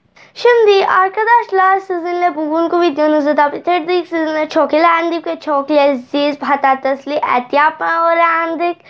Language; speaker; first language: Turkish; non-native, learner; Urdu